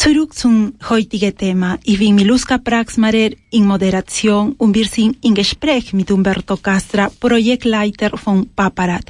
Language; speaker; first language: German; non-native, fluent; Spanish